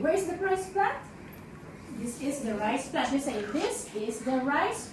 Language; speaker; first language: English; non-native, fluent; Filipino